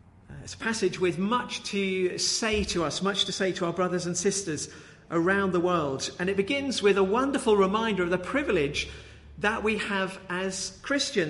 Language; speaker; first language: English; native; English